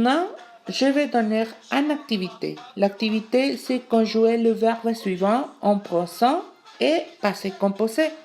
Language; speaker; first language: French; non-native, learner; Spanish